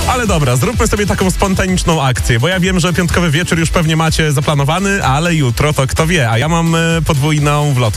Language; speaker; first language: Polish; native; Polish